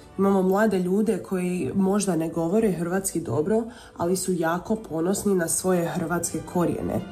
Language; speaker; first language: Croatian; early bilingual, heritage; Croatian